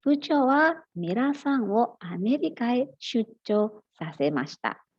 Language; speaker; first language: Japanese; non-native, fluent; Indonesian